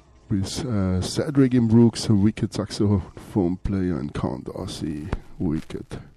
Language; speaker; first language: English; non-native, fluent; German